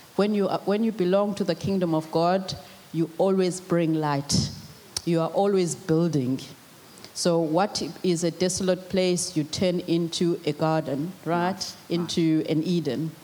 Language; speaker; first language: English; non-native, local second language; Zulu